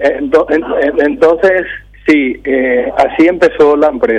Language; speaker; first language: Spanish; early bilingual, other home language; Korean